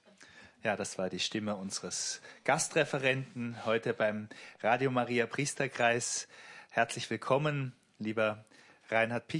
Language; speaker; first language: German; native; German